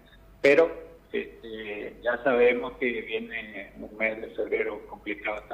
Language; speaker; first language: Spanish; native; Spanish